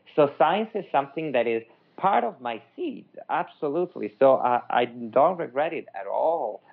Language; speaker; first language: English; non-native, fluent; Italian